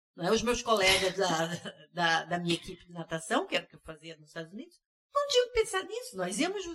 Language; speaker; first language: Portuguese; early bilingual, heritage; English